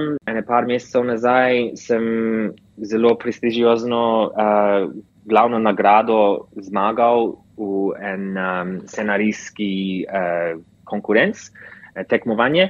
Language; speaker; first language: Slovenian; early bilingual, heritage; English